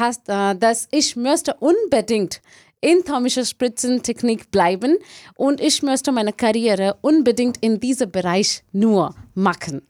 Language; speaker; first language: German; non-native, learner; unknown